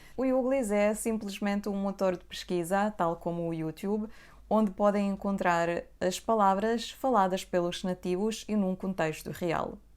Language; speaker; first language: Portuguese; native; Portuguese